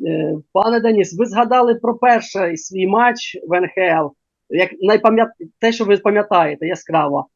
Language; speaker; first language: Ukrainian; native; Ukrainian